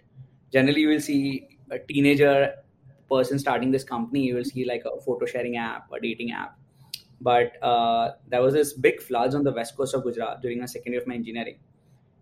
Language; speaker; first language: English; non-native, local second language; Gujarati